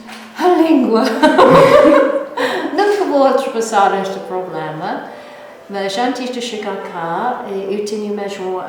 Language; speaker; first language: Portuguese; non-native, fluent; English